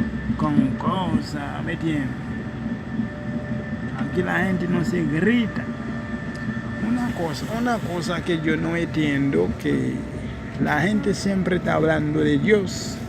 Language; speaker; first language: Spanish; non-native, fluent; Haitian Creole